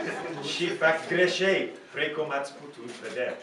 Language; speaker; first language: Romanian; non-native, learner; English